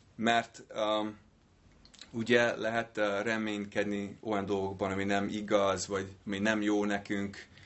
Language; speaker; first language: Hungarian; non-native, fluent; English